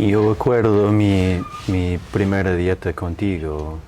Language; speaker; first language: Spanish; non-native, fluent; English